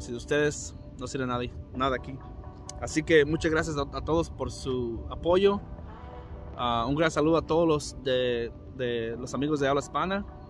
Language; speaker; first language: Spanish; native; Spanish